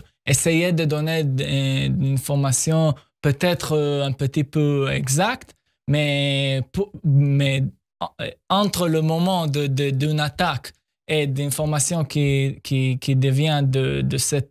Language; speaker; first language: French; non-native, fluent; Hebrew